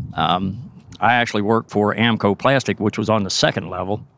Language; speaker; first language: English; native; English